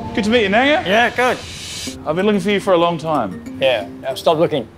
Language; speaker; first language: English; native; English